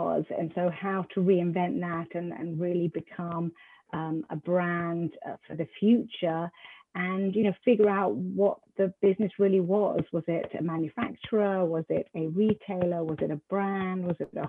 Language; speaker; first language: English; native; English